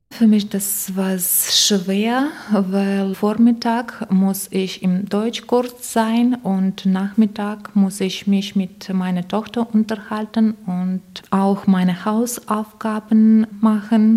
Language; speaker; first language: German; non-native, learner; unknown